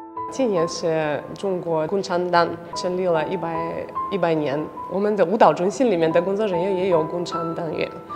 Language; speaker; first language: Chinese; non-native, fluent; Russian